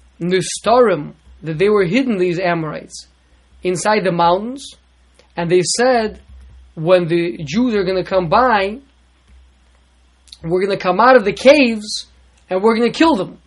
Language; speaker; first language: English; native; English